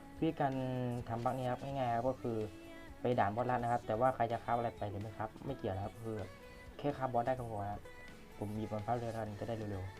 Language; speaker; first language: Thai; native; Thai